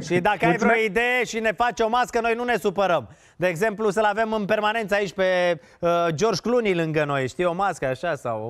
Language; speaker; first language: Romanian; native; Romanian